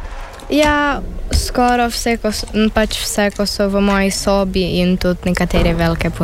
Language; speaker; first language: Slovenian; early bilingual, heritage; Slovenian